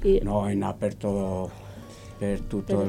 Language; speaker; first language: Italian; non-native, learner; Spanish